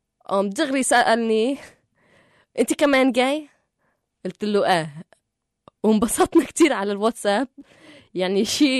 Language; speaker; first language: Arabic; native; Arabic